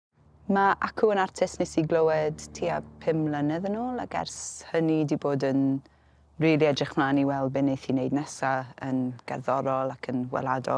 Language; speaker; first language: Welsh; native; Welsh